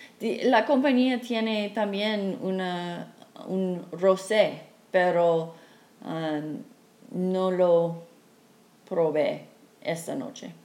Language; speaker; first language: Spanish; non-native, learner; English